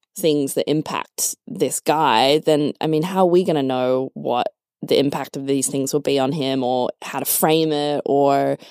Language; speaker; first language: English; native; English